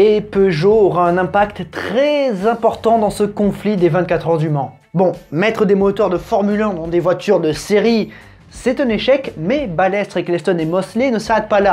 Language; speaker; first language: French; native; French